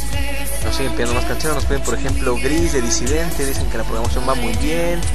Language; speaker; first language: Spanish; native; Spanish